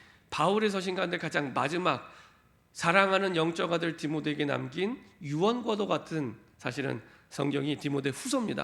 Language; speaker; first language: Korean; native; Korean